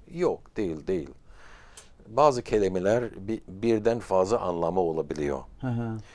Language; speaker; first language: Turkish; non-native, fluent; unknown